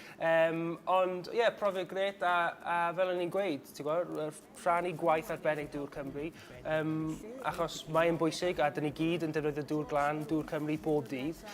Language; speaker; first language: Welsh; native; Welsh